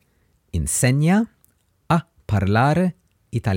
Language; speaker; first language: Italian; non-native, fluent; English